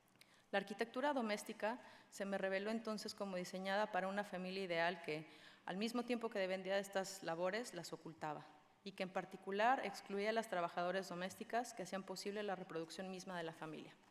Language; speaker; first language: Spanish; native; Spanish